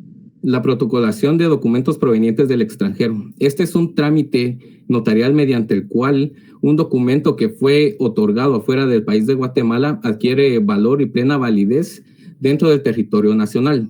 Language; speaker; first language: Spanish; native; Spanish